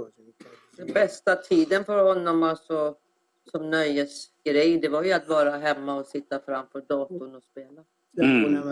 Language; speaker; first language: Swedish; non-native, fluent; Persian